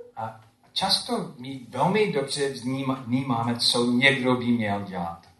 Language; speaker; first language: Czech; non-native, fluent; English